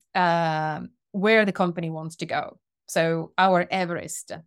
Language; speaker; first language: English; non-native, fluent; Italian